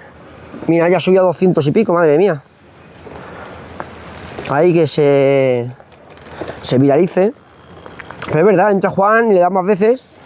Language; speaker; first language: Spanish; native; Spanish